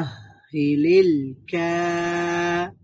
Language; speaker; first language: Arabic; non-native, learner; Bangla